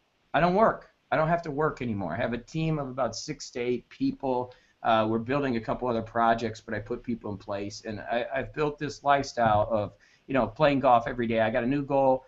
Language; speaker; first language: English; native; English